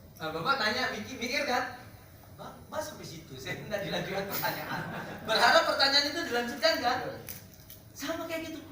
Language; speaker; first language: Indonesian; native; Indonesian